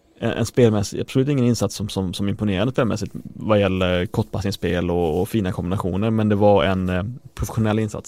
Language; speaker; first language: Swedish; native; Swedish